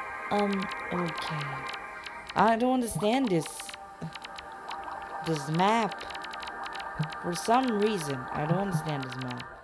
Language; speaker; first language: English; non-native, learner; Portuguese